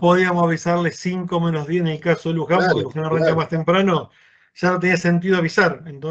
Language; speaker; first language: Spanish; native; Spanish